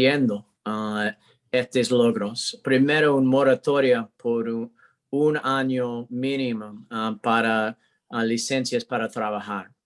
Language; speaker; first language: Spanish; non-native, learner; English